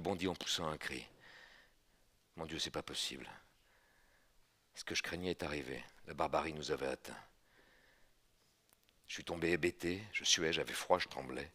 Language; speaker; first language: French; native; French